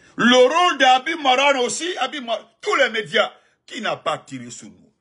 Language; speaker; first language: French; non-native, local second language; Fula